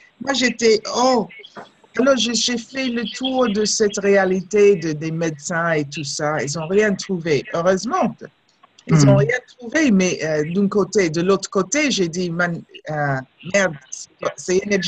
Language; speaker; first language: French; non-native, fluent; English